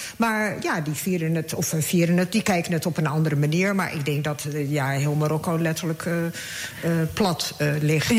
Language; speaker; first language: Dutch; early bilingual, other home language; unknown